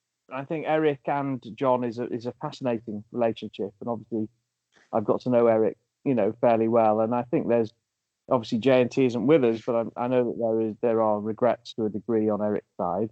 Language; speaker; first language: English; native; English